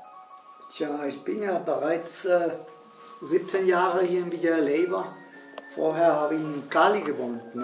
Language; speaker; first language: German; non-native, fluent; Spanish